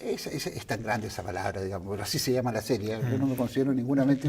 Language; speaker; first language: Spanish; native; Spanish